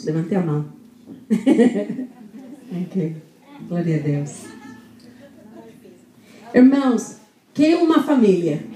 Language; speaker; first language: Portuguese; non-native, fluent; Spanish